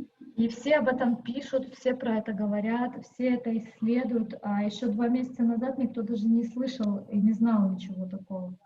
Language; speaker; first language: Russian; native; Russian